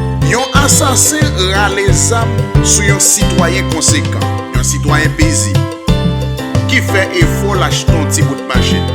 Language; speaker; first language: French; non-native, learner; Haitian Creole